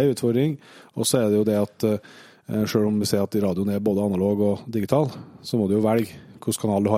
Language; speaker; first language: Norwegian; native; Norwegian